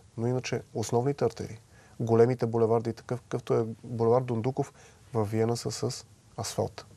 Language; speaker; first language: Bulgarian; native; Bulgarian